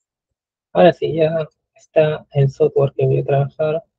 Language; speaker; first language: Spanish; native; Spanish